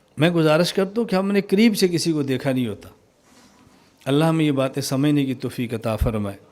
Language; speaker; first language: Urdu; non-native, local second language; Punjabi